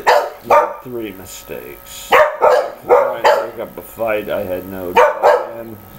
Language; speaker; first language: English; native; English